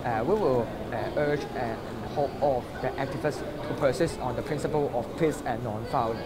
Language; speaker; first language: English; non-native, local second language; Cantonese